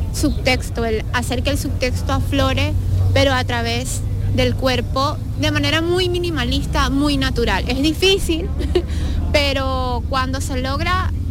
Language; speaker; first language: Spanish; native; Spanish